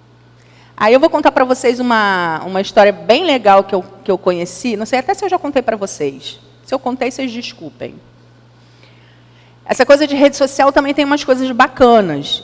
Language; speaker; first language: Portuguese; native; Portuguese